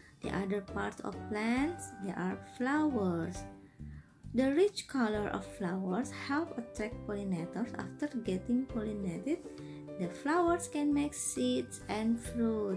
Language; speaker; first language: English; non-native, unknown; Indonesian